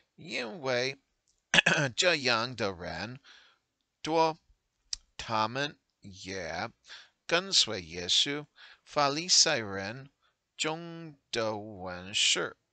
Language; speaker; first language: Chinese; non-native, learner; English